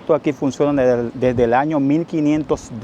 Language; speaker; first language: Spanish; native; Spanish